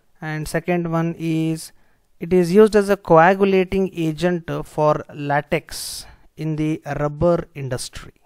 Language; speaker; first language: English; non-native, local second language; Kannada